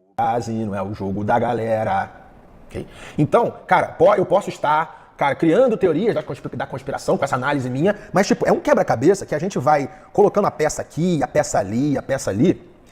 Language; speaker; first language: Portuguese; early bilingual, heritage; Portuguese